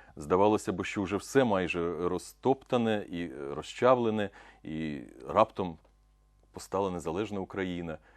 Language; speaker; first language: Ukrainian; non-native, local second language; Russian